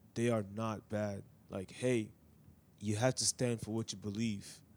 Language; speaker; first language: English; native; English